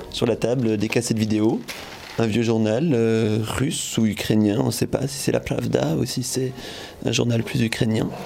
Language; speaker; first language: French; native; French